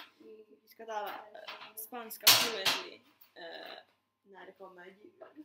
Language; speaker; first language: Swedish; non-native, fluent; Finnish